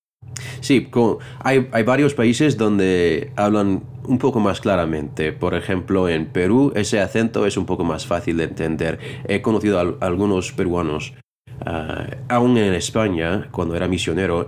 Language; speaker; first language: Spanish; non-native, fluent; English